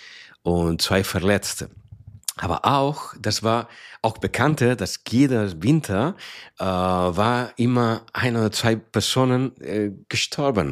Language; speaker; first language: German; non-native, fluent; Spanish